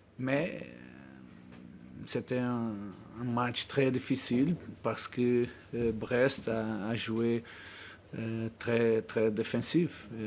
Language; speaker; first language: French; non-native, learner; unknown